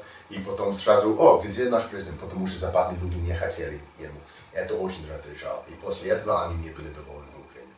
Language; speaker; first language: Russian; non-native, learner; English